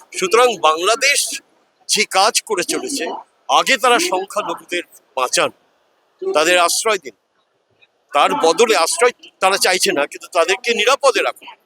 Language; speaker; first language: Bangla; native; Bangla